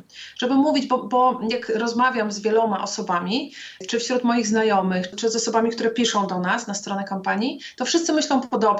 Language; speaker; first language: Polish; native; Polish